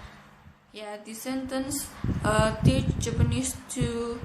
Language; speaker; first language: English; non-native, learner; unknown